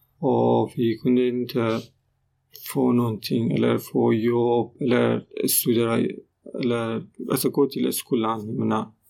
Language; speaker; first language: Swedish; non-native, learner; Persian